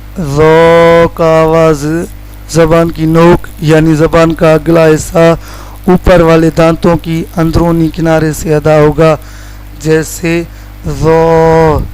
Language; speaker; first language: Urdu; non-native, local second language; Sindhi